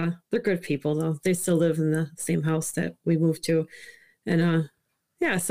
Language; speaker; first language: English; early bilingual, other home language; Italian